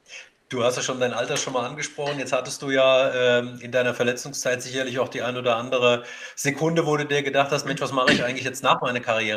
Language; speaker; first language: German; native; German